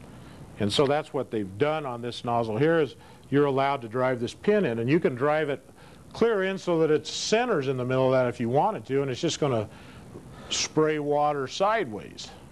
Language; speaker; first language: English; native; English